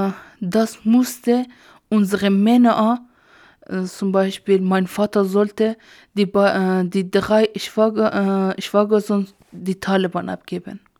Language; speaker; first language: German; non-native, learner; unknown